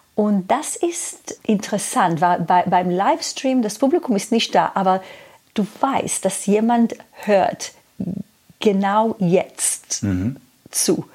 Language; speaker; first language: German; non-native, fluent; Hebrew